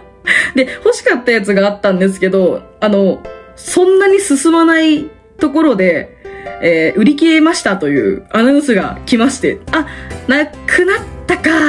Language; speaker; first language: Japanese; native; Japanese